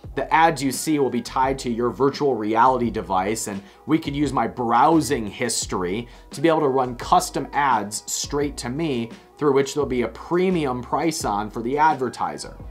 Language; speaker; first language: English; native; English